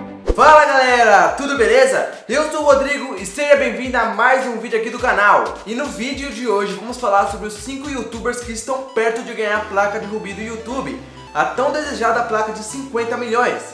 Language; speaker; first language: Portuguese; native; Portuguese